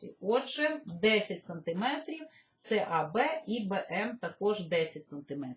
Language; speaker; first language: Ukrainian; native; Ukrainian